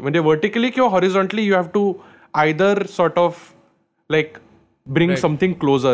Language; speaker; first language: English; non-native, local second language; Marathi